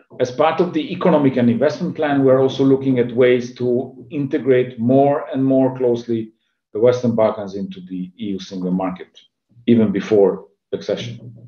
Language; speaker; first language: English; non-native, fluent; Hungarian